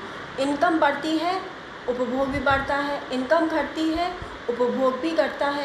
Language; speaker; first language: Hindi; native; Hindi